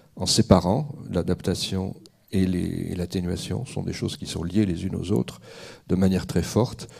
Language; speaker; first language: French; native; French